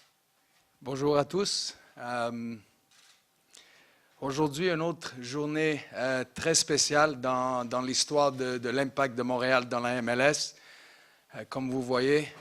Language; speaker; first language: French; non-native, local second language; English